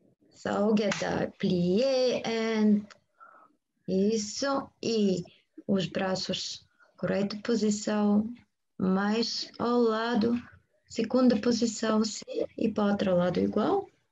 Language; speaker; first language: Portuguese; non-native, learner; Bulgarian